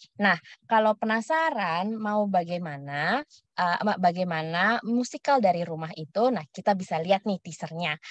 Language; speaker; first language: Indonesian; native; Indonesian